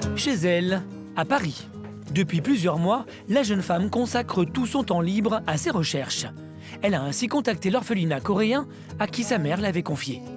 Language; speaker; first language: French; native; French